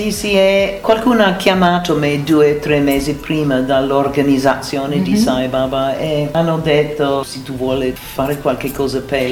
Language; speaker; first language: Italian; non-native, learner; English